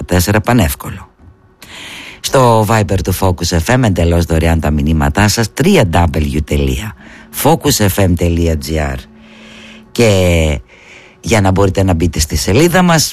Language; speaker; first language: Greek; native; Greek